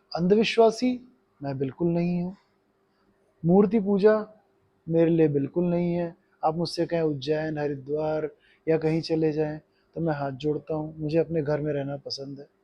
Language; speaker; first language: Hindi; native; Hindi